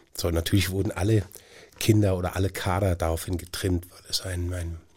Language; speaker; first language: German; native; German